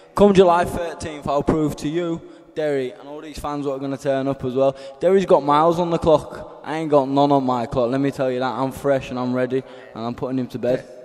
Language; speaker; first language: English; native; English